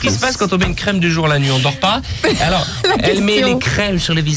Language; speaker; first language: French; native; French